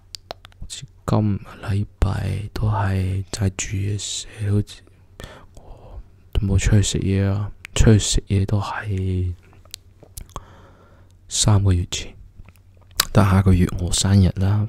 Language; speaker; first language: Cantonese; early bilingual, heritage; Cantonese